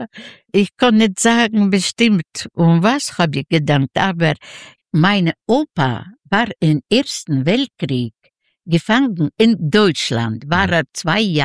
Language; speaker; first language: German; non-native, learner; Yiddish